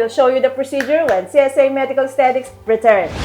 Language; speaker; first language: English; non-native, local second language; Filipino